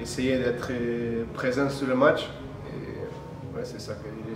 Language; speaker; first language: French; non-native, fluent; Portuguese